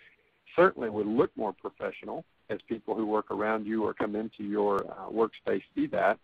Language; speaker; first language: English; native; English